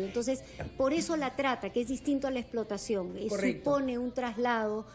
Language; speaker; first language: Spanish; native; Spanish